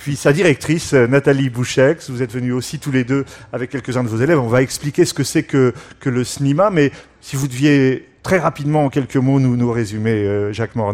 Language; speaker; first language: French; native; French